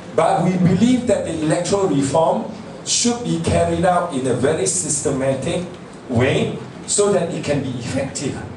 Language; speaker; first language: English; non-native, local second language; Min Nan Chinese